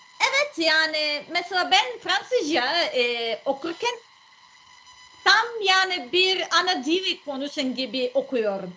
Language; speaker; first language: Turkish; non-native, learner; Serbian